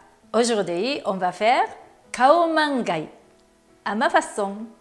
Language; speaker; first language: French; non-native, learner; Japanese